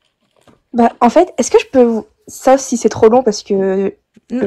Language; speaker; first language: French; native; French